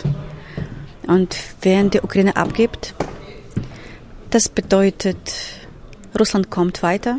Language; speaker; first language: German; non-native, fluent; Ukrainian